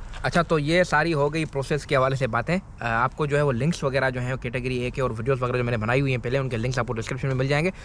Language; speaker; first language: Urdu; non-native, local second language; Sindhi